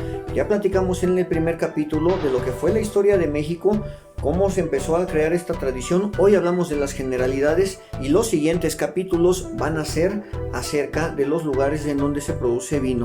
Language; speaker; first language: Spanish; native; Spanish